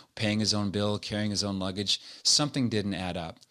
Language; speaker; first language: English; native; English